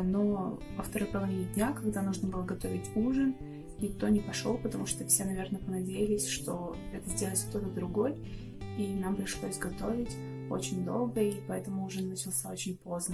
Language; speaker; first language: Russian; native; Russian